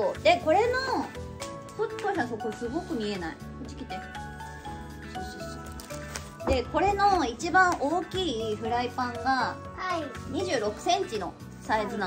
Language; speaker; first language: Japanese; native; Japanese